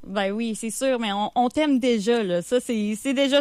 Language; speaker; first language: French; native; French